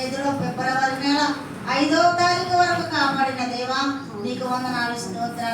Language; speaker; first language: Telugu; native; Telugu